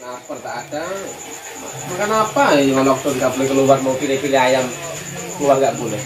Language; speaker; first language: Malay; non-native, local second language; Javanese